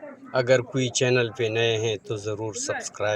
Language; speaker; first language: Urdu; non-native, local second language; Pashto